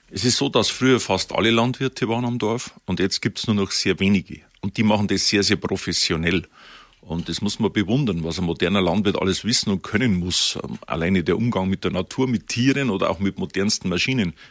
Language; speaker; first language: German; native; German